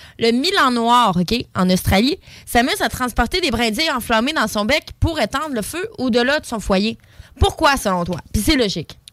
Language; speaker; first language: French; native; French